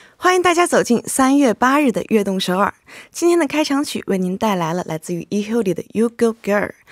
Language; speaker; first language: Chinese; native; Chinese